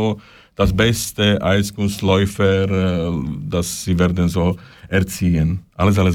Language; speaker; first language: German; non-native, learner; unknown